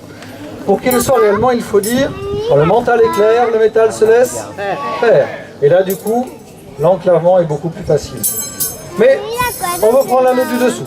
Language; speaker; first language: French; native; French